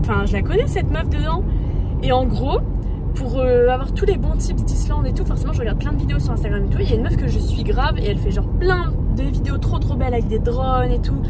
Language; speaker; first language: French; native; French